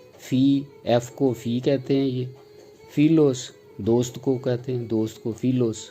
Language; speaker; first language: Urdu; non-native, local second language; Punjabi